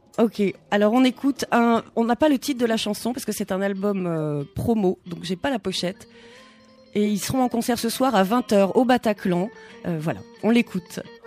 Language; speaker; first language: French; native; French